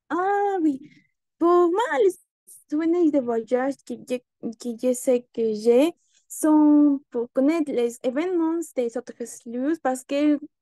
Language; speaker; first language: French; non-native, learner; Spanish